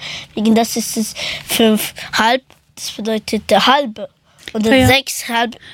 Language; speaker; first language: German; early bilingual, other home language; Persian